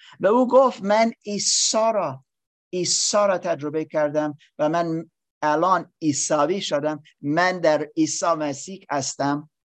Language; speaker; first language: Persian; non-native, learner; English